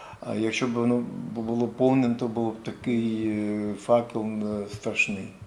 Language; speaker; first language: Ukrainian; native; Ukrainian